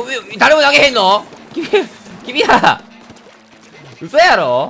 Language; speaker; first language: Japanese; native; Japanese